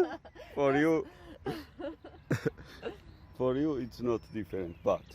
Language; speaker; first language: English; non-native, learner; Georgian